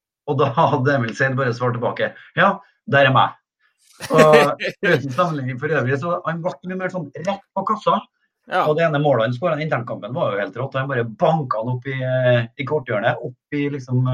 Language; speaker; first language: Norwegian; native; Norwegian